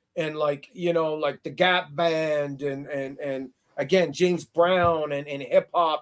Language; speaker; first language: English; native; English